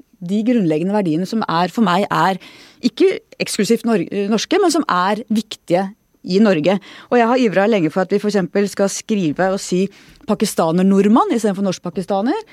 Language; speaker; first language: Norwegian; native; Norwegian